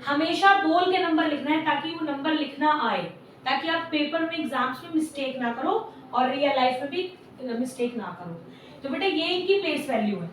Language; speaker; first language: Hindi; native; Hindi